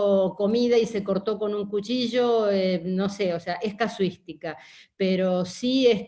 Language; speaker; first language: Spanish; native; Spanish